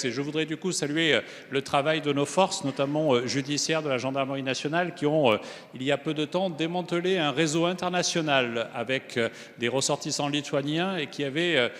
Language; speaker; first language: French; native; French